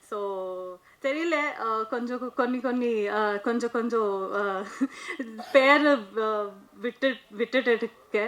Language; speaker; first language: Tamil; non-native, local second language; Kannada